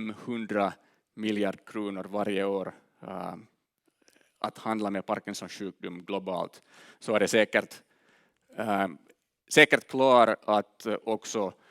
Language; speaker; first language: Swedish; non-native, learner; Finnish